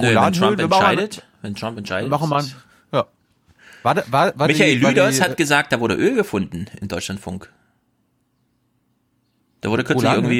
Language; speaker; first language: German; native; German